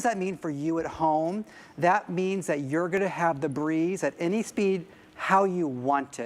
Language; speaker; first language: English; native; English